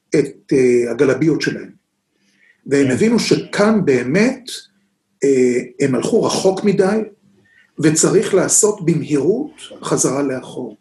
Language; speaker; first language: Hebrew; native; Hebrew